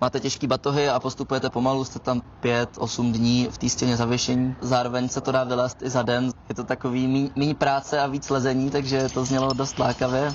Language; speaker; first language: Czech; native; Czech